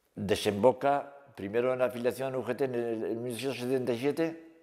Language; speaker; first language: Spanish; native; Spanish